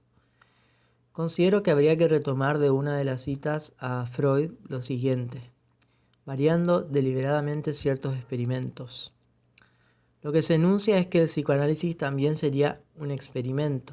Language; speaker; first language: Spanish; native; Spanish